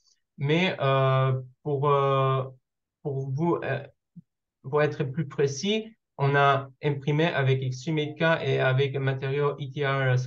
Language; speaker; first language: French; non-native, learner; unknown